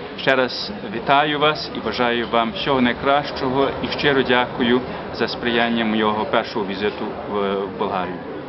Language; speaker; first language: Ukrainian; early bilingual, heritage; Ukrainian